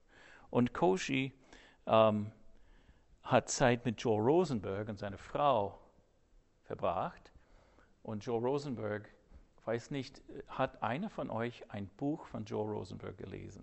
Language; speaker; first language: German; non-native, fluent; English